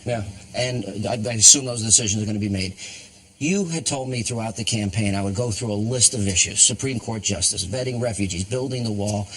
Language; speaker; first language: English; native; English